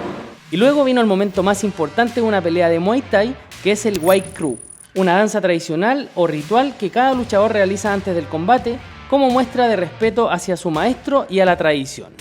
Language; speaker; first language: Spanish; native; Spanish